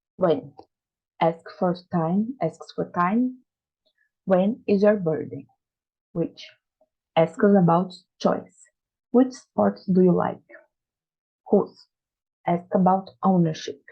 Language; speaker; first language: English; non-native, fluent; Portuguese